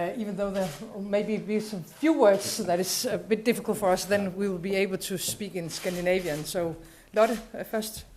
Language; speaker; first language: English; non-native, fluent; Danish